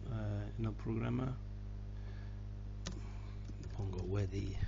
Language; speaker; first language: Spanish; non-native, fluent; English